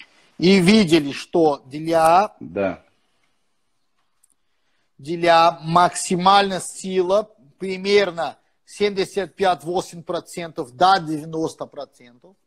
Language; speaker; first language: Russian; non-native, fluent; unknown